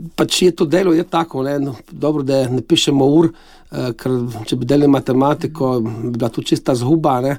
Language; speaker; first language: Slovenian; native; Slovenian